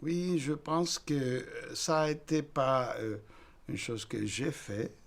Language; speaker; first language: French; non-native, fluent; Spanish